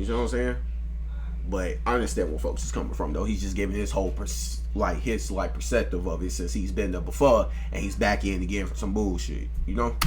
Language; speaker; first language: English; native; English